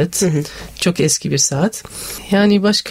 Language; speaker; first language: Turkish; non-native, learner; Arabic